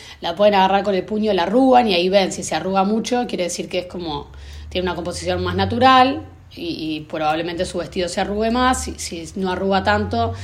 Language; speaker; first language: Spanish; native; Spanish